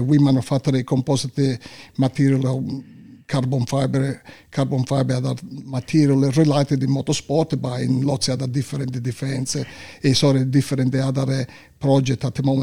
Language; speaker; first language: English; non-native, learner; Italian